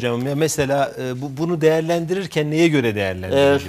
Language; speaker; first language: Turkish; native; Turkish